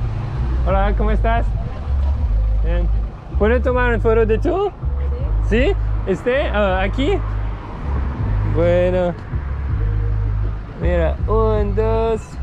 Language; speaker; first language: Spanish; non-native, learner; French